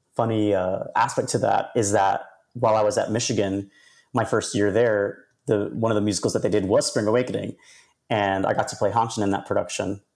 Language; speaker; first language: English; native; English